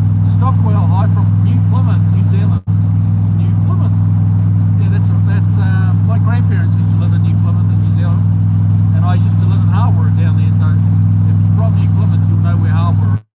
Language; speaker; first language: English; native; English